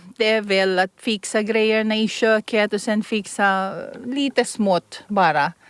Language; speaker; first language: Swedish; non-native, fluent; Filipino